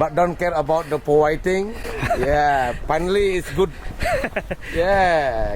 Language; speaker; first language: English; non-native, learner; Indonesian